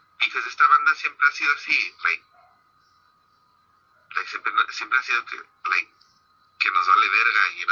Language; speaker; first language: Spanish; early bilingual, heritage; Spanish